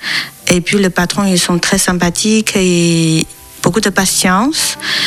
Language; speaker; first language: French; non-native, learner; Chinese